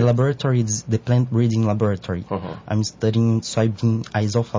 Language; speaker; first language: English; non-native, fluent; Portuguese